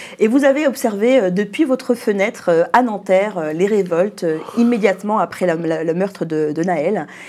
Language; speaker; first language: French; native; French